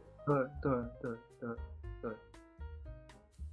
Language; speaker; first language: Chinese; non-native, local second language; Cantonese